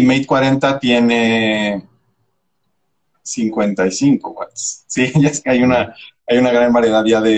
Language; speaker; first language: Spanish; native; Spanish